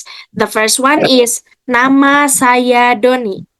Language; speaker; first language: English; non-native, fluent; Indonesian